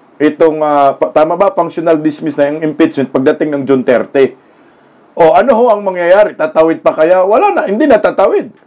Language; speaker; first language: Filipino; non-native, local second language; Cebuano